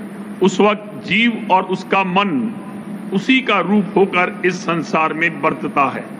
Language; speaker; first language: Hindi; native; Hindi